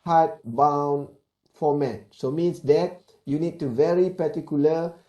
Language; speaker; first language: English; non-native, local second language; Malay